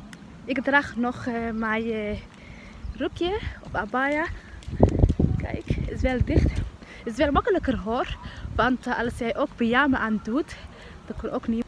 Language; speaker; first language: Dutch; non-native, learner; Somali